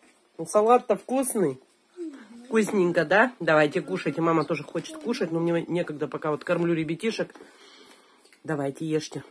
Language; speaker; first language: Russian; native; Russian